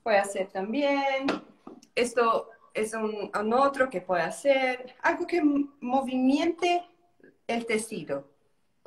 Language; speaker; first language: Spanish; non-native, learner; Portuguese